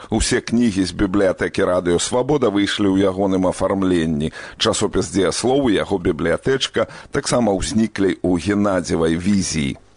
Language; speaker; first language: Belarusian; native; Belarusian